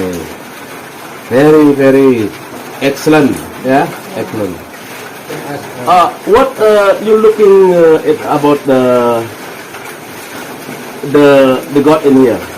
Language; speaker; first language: English; non-native, learner; Indonesian